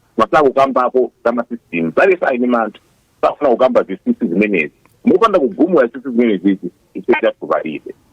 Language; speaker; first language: Nyanja; native; Nyanja